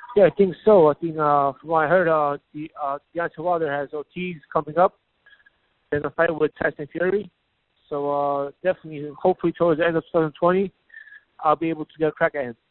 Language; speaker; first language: English; native; English